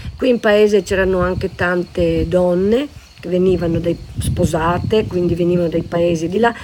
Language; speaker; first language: Italian; non-native, local second language; Slovenian